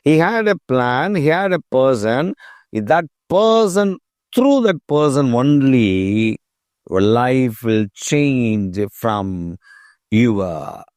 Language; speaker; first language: English; non-native, local second language; Tamil